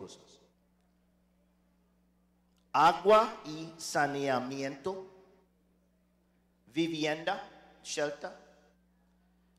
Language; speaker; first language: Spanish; non-native, learner; English